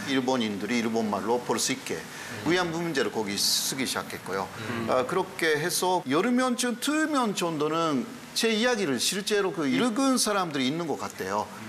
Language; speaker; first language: Korean; non-native, fluent; Japanese